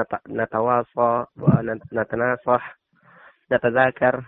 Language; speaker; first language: Arabic; non-native, learner; Indonesian